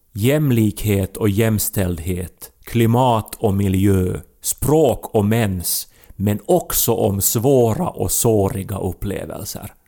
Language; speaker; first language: Swedish; native; Swedish